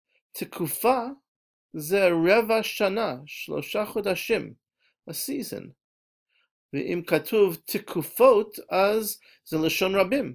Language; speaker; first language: Hebrew; non-native, fluent; English